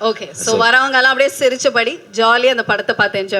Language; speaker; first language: Tamil; native; Tamil